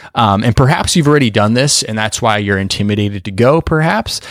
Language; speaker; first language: English; native; English